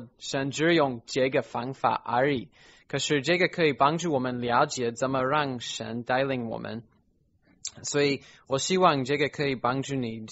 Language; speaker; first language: Chinese; non-native, fluent; English